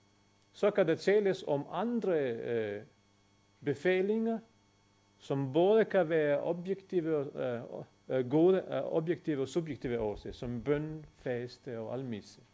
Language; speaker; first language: Danish; non-native, fluent; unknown